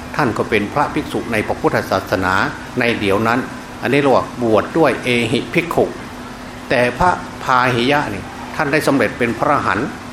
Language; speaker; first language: Thai; non-native, local second language; Northeastern Thai